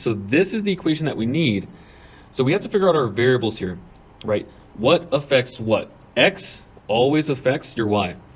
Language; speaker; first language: English; native; English